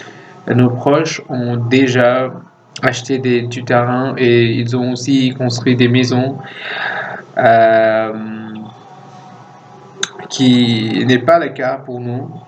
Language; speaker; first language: French; non-native, fluent; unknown